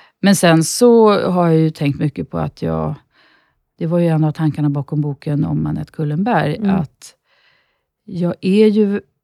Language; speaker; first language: Swedish; native; Swedish